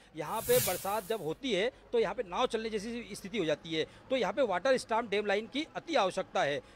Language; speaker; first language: Hindi; native; Hindi